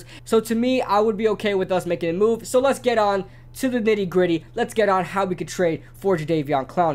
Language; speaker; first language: English; native; English